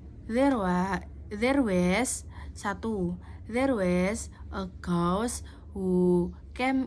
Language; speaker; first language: English; non-native, learner; Indonesian